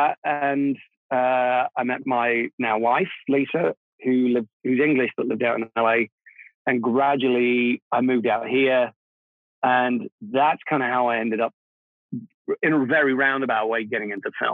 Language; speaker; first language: English; non-native, local second language; Czech